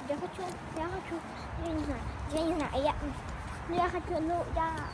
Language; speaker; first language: Russian; early bilingual, heritage; Russian